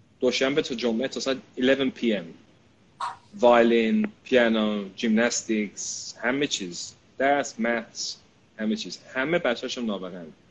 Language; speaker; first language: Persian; early bilingual, heritage; Persian